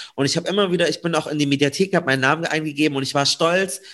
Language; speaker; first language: German; native; German